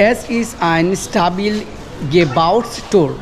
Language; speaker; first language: German; non-native, learner; Bangla